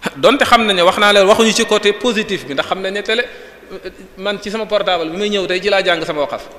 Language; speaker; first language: Wolof; native; Wolof